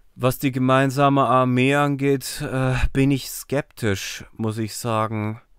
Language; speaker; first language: German; native; German